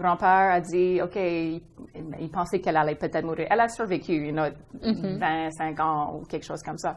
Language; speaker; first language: French; non-native, local second language; English